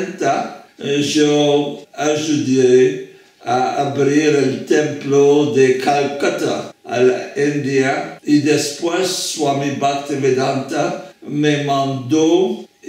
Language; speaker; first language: Spanish; non-native, fluent; French